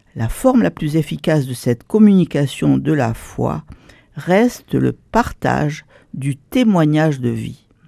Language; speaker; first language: French; native; French